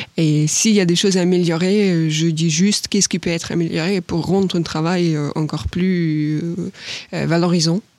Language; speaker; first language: French; non-native, fluent; Ukrainian